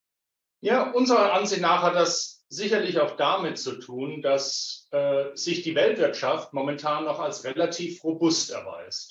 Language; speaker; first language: German; native; German